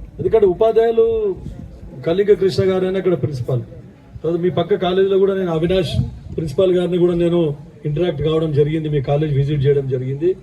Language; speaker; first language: Telugu; native; Telugu